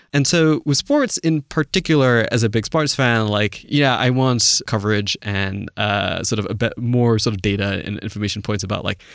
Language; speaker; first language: English; non-native, local second language; Chinese